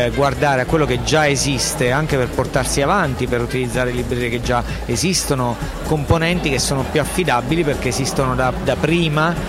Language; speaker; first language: Italian; native; Italian